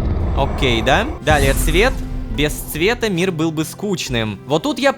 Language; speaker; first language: Russian; native; Russian